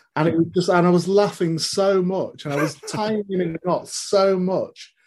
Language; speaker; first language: English; native; English